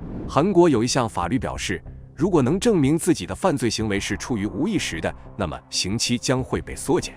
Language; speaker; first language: Chinese; native; Chinese